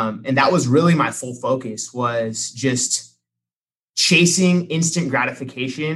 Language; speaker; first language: English; native; English